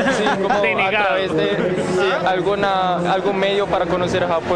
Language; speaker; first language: Spanish; non-native, learner; Japanese